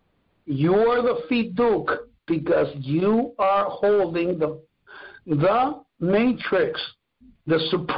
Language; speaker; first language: English; non-native, fluent; Spanish